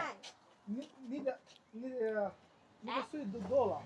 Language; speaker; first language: Chinese; non-native, learner; Bangla